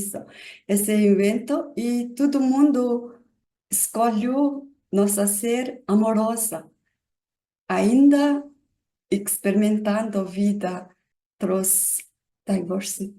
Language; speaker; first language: Portuguese; non-native, learner; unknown